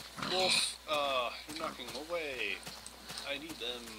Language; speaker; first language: English; native; English